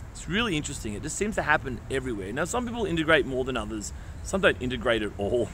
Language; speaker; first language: English; native; English